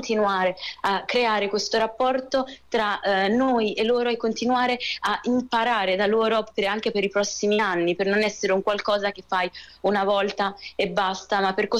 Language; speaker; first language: Italian; non-native, fluent; Arabic